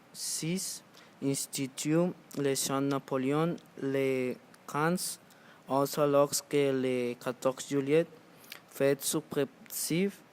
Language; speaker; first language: French; non-native, learner; Spanish